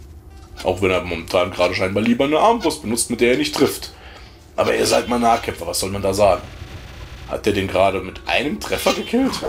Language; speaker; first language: German; native; German